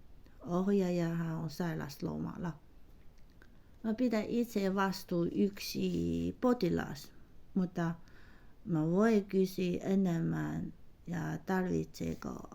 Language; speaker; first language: Finnish; non-native, learner; Chinese